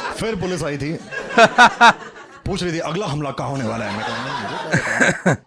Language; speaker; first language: Hindi; native; Hindi